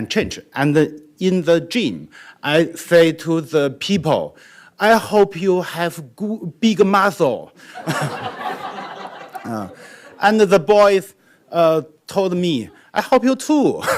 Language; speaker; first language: English; non-native, learner; Chinese